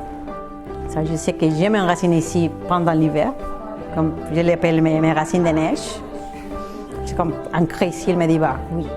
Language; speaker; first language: French; non-native, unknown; Spanish